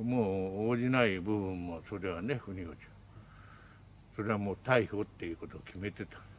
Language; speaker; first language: Japanese; native; Japanese